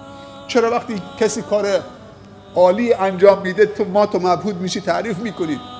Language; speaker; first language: Persian; native; Persian